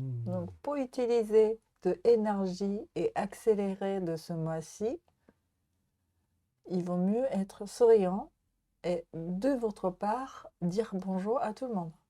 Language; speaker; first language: French; non-native, learner; Japanese